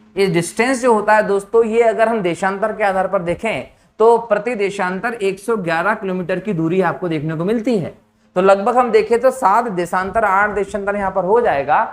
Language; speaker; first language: Hindi; native; Hindi